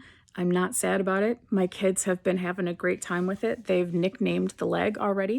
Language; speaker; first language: English; native; English